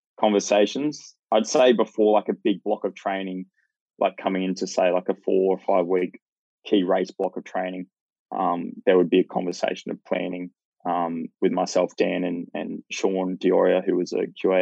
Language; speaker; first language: English; native; English